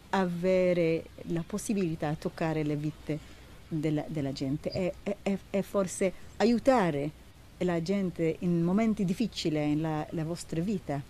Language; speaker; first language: Italian; non-native, learner; Hebrew